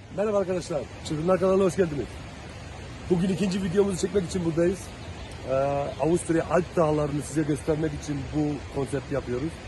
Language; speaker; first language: Turkish; early bilingual, heritage; Turkish